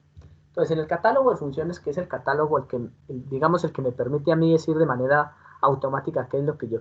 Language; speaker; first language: Spanish; native; Spanish